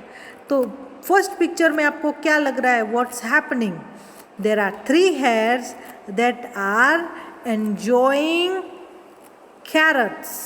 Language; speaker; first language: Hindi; native; Hindi